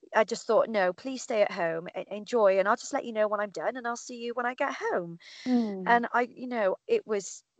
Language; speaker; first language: English; native; English